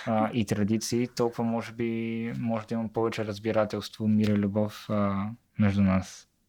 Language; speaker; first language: Bulgarian; native; Bulgarian